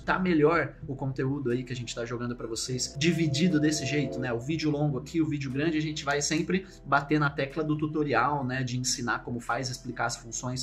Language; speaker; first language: Portuguese; native; Portuguese